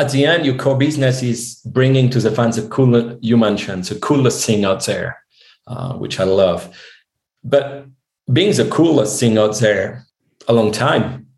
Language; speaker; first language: English; non-native, fluent; French